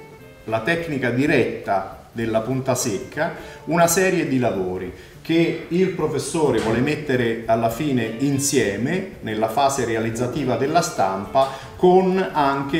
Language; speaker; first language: Italian; native; Italian